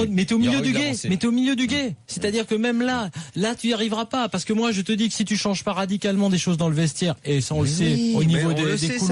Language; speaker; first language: French; native; French